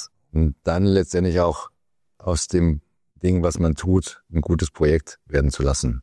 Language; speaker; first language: German; native; German